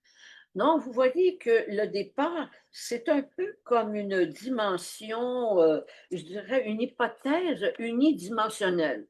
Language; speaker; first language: French; native; French